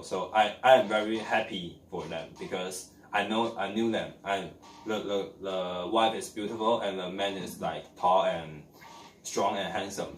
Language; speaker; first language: English; non-native, learner; Chinese